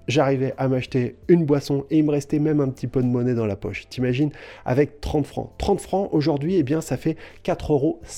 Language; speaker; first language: French; native; French